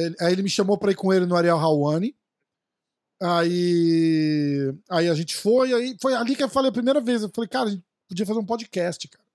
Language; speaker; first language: Portuguese; native; Portuguese